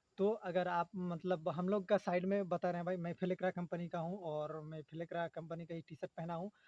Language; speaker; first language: Hindi; native; Hindi